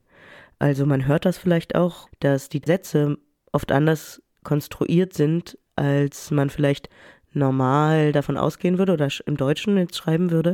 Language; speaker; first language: German; early bilingual, other home language; French